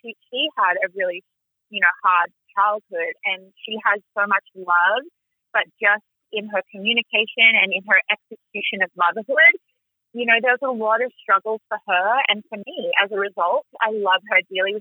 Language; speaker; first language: English; native; English